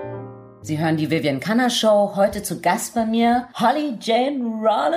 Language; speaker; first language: German; native; German